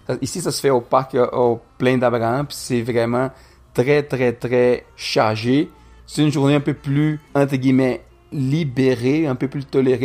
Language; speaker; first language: French; non-native, fluent; Portuguese